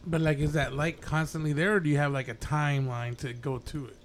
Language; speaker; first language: English; native; English